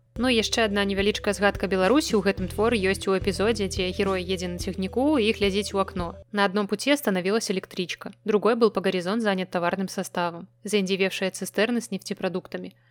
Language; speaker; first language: Belarusian; native; Belarusian